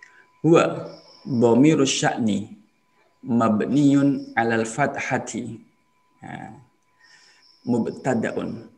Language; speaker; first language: Arabic; non-native, fluent; Indonesian